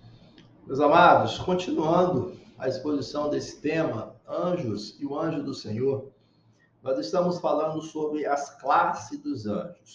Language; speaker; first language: Portuguese; native; Portuguese